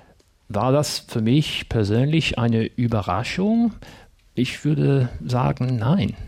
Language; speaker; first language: German; non-native, fluent; English